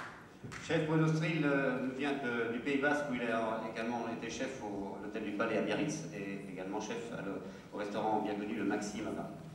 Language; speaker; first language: French; native; French